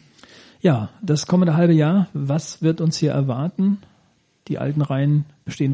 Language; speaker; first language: German; native; German